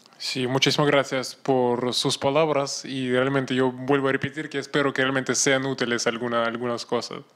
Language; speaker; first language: Spanish; non-native, fluent; Russian